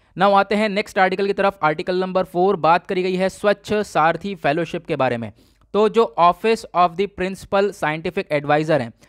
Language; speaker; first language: Hindi; native; Hindi